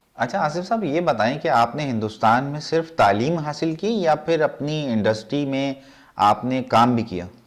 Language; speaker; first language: Urdu; native; Urdu